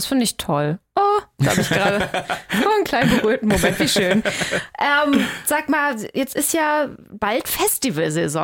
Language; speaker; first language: German; native; German